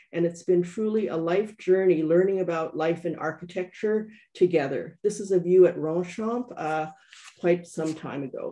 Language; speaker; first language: English; native; English